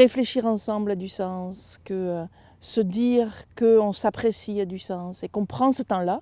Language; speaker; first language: French; native; French